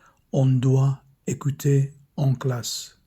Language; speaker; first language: French; non-native, fluent; English